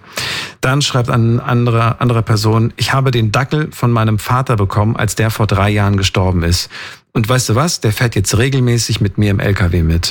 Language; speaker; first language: German; native; German